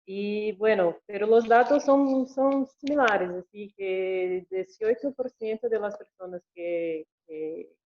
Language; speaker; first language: Spanish; non-native, learner; Portuguese